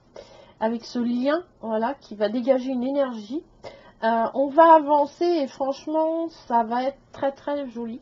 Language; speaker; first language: French; native; French